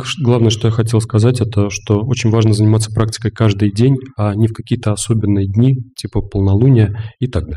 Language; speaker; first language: Russian; native; Russian